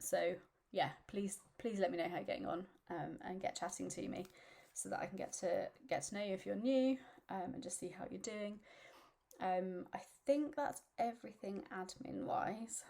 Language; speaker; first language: English; native; English